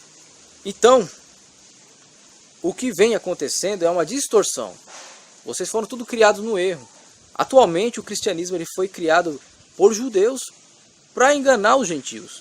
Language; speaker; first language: Portuguese; native; Portuguese